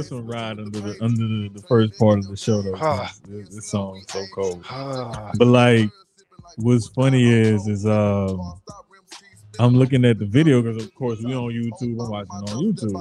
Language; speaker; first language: English; native; English